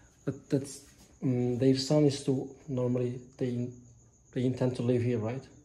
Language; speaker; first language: English; non-native, learner; Turkish